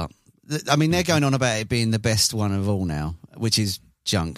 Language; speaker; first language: English; native; English